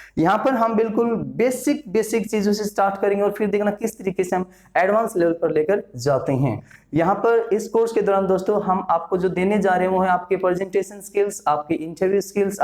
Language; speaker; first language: Hindi; native; Hindi